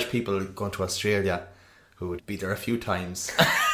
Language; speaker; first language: English; native; English